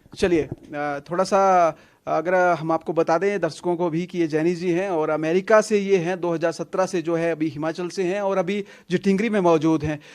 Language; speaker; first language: Hindi; native; Hindi